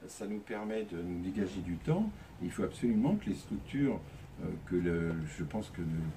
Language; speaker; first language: French; native; French